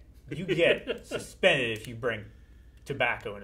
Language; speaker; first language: English; native; English